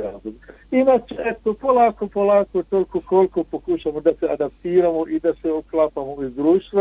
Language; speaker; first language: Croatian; non-native, fluent; Arabic